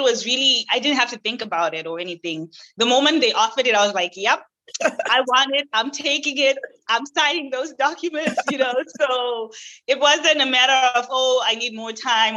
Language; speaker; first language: English; non-native, local second language; Shona